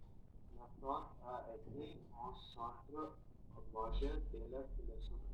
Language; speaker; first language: French; non-native, learner; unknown